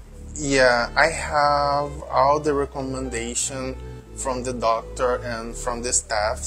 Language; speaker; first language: English; non-native, learner; Portuguese